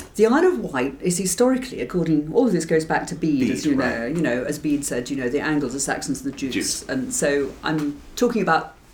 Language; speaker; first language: English; native; English